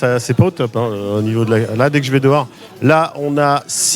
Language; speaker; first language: French; native; French